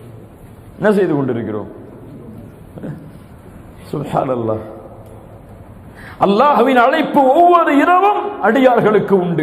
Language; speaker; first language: Tamil; native; Tamil